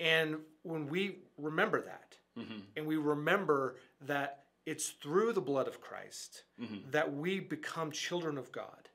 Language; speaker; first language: English; native; English